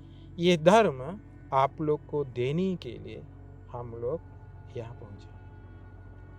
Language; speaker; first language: Hindi; non-native, learner; Sinhala